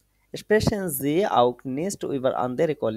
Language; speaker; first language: German; non-native, fluent; Bangla